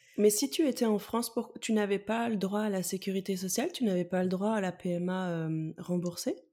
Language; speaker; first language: French; native; French